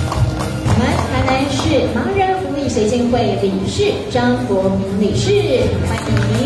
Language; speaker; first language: Chinese; native; Chinese